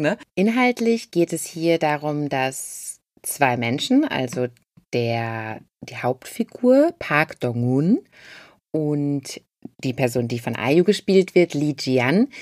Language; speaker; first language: German; native; German